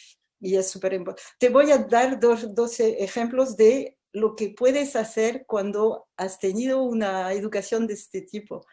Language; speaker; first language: Spanish; non-native, fluent; French